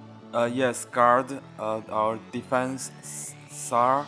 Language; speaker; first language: English; non-native, learner; Chinese